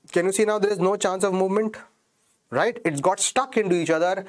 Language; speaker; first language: English; non-native, local second language; Hindi